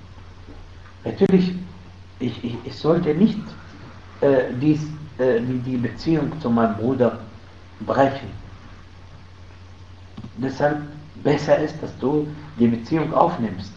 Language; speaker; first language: German; non-native, fluent; Arabic